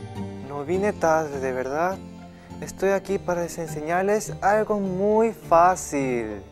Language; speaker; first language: Spanish; non-native, fluent; Korean